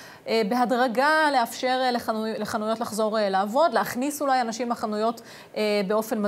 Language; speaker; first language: Hebrew; native; Hebrew